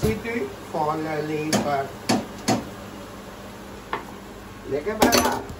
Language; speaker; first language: Dutch; non-native, local second language; Caribbean Hindustani